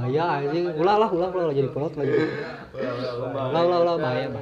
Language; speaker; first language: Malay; non-native, local second language; Sundanese